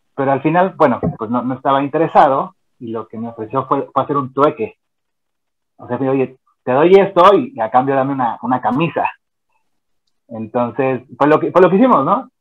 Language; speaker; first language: Spanish; native; Spanish